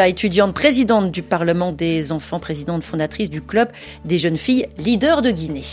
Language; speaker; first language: French; native; French